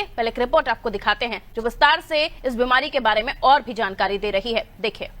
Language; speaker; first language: Hindi; native; Hindi